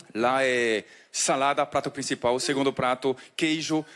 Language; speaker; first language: Portuguese; non-native, fluent; French